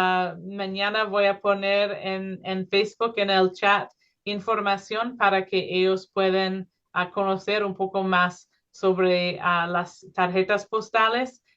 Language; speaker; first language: Spanish; non-native, fluent; English